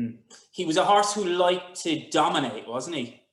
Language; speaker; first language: English; native; English